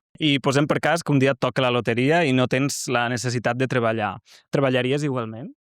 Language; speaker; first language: Catalan; native; Catalan